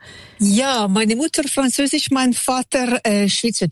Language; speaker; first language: German; non-native, local second language; French